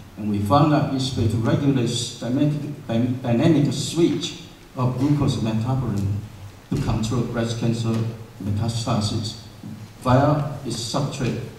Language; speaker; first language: English; non-native, fluent; Chinese